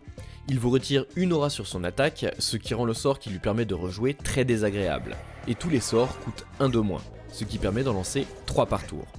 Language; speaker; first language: French; native; French